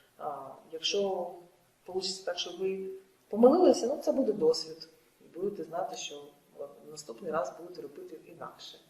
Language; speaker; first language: Ukrainian; non-native, local second language; Russian